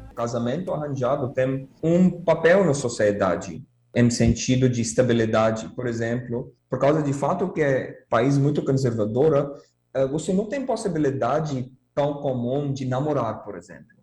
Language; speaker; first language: Portuguese; non-native, fluent; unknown